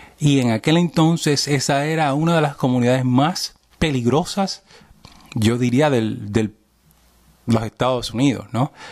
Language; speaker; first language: Spanish; early bilingual, heritage; Spanish